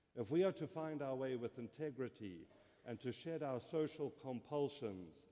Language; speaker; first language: English; native; English